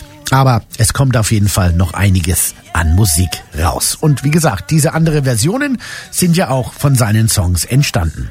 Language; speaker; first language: German; native; German